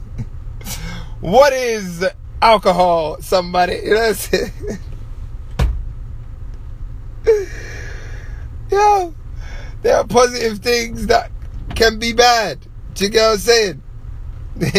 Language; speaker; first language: English; native; English